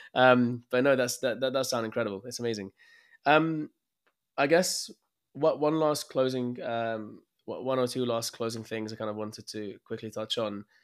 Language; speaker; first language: English; early bilingual, other home language; Arabic